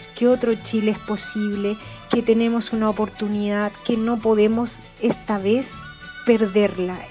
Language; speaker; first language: Spanish; native; Spanish